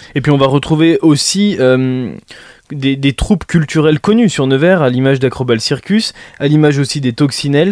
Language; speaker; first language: French; native; French